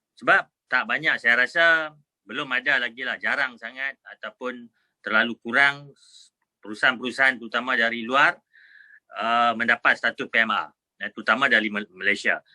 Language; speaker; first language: Malay; native; Malay